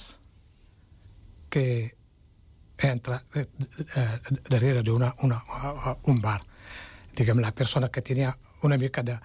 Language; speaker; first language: Catalan; non-native, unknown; Wolof